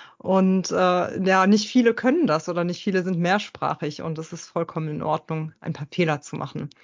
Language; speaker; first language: German; native; German